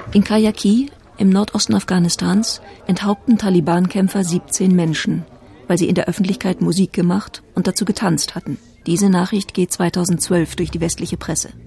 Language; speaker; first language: German; native; German